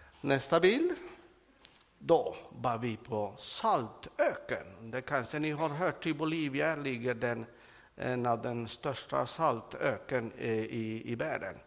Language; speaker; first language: Swedish; non-native, fluent; Spanish